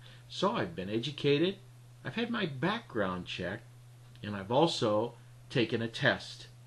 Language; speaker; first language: English; native; English